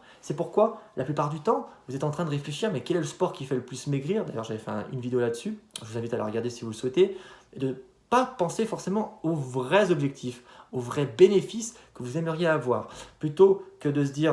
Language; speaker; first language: French; native; French